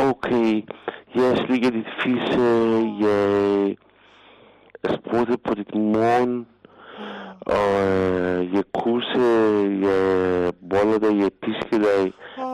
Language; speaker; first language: Danish; non-native, learner; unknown